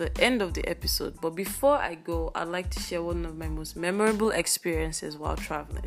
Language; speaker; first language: English; non-native, local second language; Yoruba